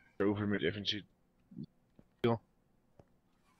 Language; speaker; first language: German; native; German